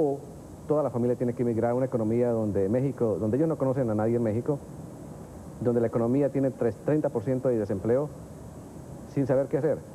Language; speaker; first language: Spanish; native; Spanish